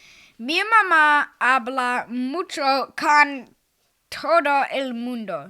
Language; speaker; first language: Spanish; non-native, learner; English